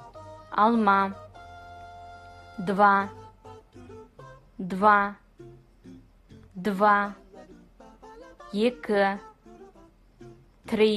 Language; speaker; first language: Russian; non-native, fluent; Kazakh